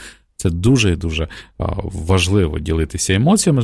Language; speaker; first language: Ukrainian; native; Ukrainian